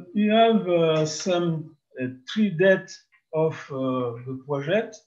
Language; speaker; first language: English; non-native, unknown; French